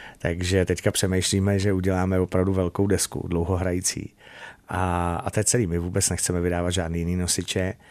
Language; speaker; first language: Czech; native; Czech